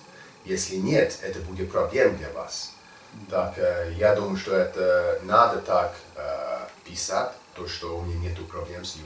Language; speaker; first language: Russian; non-native, learner; English